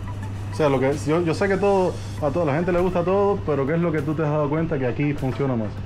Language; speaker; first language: Spanish; native; Spanish